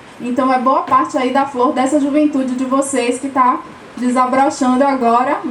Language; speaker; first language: Portuguese; native; Portuguese